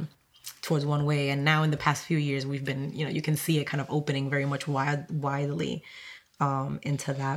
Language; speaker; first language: English; non-native, fluent; Spanish